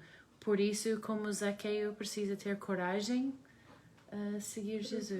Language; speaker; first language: Portuguese; non-native, learner; English